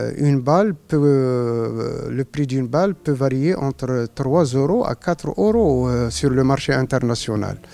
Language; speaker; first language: French; non-native, local second language; Arabic